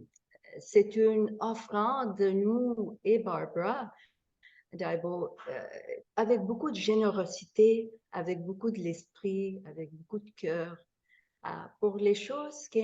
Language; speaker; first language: French; non-native, fluent; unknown